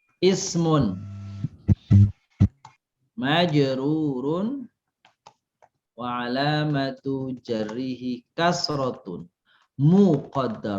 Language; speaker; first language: Arabic; non-native, fluent; Indonesian